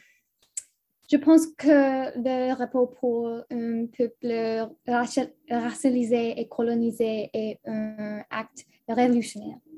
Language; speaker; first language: French; non-native, local second language; English